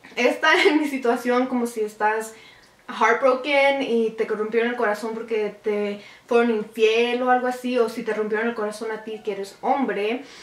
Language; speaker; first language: Spanish; early bilingual, heritage; Spanish